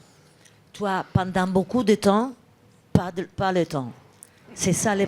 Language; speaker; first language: French; non-native, fluent; Italian